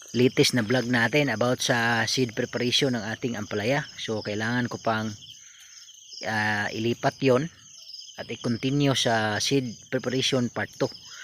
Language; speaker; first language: Filipino; non-native, local second language; Cebuano